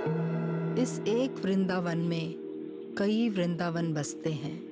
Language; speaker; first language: Hindi; native; Hindi